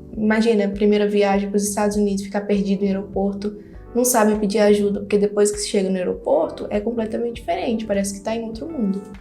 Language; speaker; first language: Portuguese; non-native, fluent; English